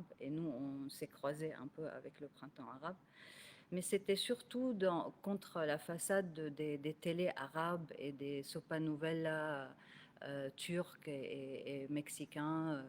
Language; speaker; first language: French; non-native, local second language; Arabic